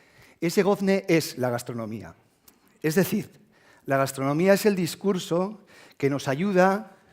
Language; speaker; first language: Spanish; native; Spanish